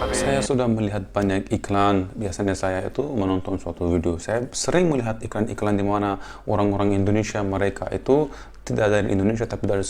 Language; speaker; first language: Indonesian; non-native, fluent; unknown